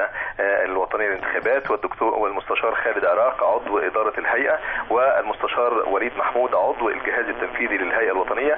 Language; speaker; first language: Arabic; native; Arabic